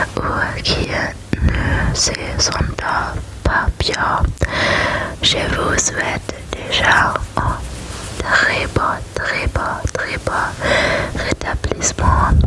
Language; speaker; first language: French; non-native, learner; German